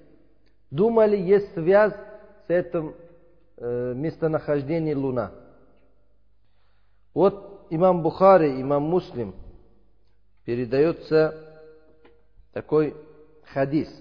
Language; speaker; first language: Russian; non-native, learner; Uzbek